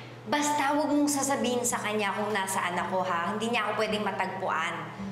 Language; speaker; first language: Filipino; native; Filipino